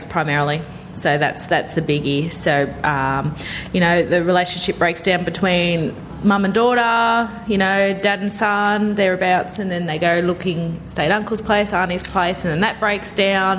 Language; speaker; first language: English; native; English